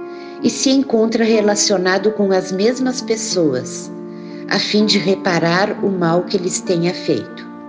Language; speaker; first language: Portuguese; native; Portuguese